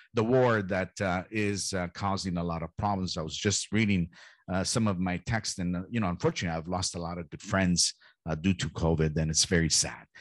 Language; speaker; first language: English; early bilingual, heritage; Italian